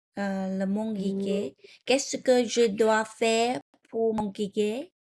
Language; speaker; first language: French; non-native, learner; Vietnamese